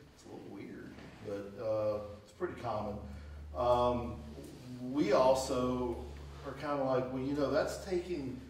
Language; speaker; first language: English; native; English